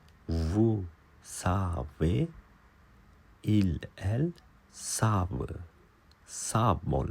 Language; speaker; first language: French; non-native, fluent; Urdu